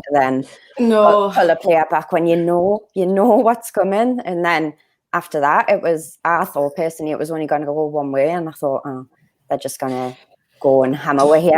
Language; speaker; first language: English; native; English